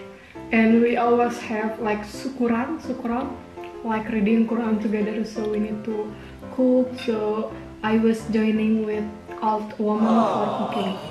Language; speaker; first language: English; non-native, learner; Indonesian